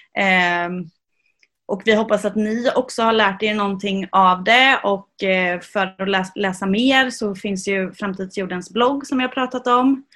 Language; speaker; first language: Swedish; native; Swedish